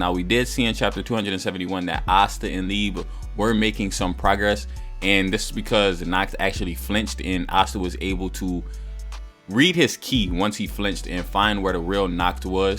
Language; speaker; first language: English; native; English